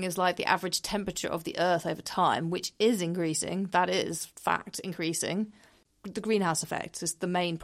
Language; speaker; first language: English; native; English